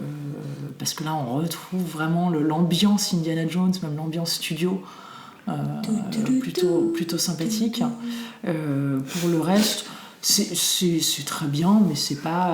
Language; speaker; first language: French; native; French